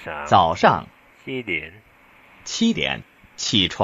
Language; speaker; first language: Chinese; non-native, learner; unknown